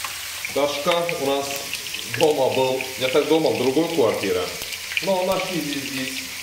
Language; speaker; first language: Russian; non-native, learner; Turkish